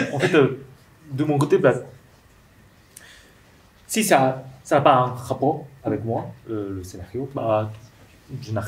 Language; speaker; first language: French; non-native, learner; Japanese